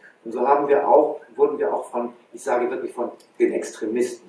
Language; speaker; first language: German; native; German